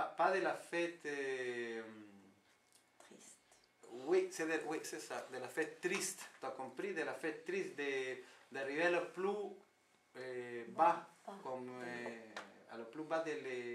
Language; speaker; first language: French; non-native, fluent; Spanish